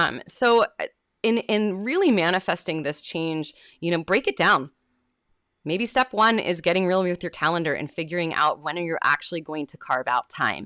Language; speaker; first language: English; native; English